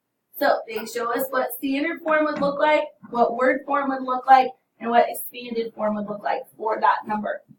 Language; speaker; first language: English; native; English